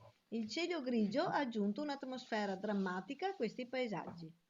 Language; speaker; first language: Italian; native; Italian